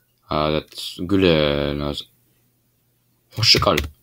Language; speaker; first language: Turkish; non-native, learner; English